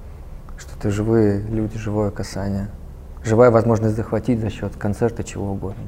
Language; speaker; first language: Russian; native; Russian